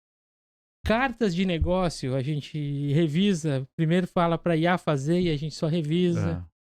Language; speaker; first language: Portuguese; native; Portuguese